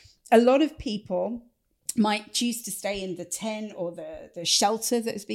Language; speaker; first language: English; native; English